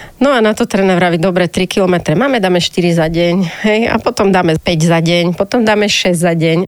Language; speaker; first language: Slovak; native; Slovak